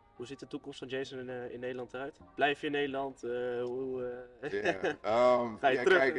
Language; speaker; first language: Dutch; native; Dutch